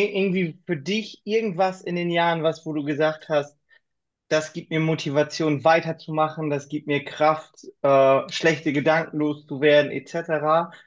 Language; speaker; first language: German; native; German